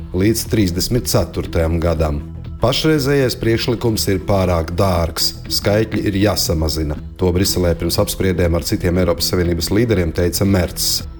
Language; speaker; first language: Latvian; non-native, local second language; Russian